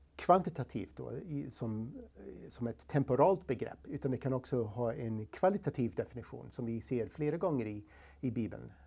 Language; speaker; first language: Swedish; non-native, fluent; English